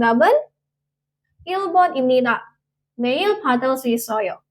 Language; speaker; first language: Korean; non-native, fluent; Indonesian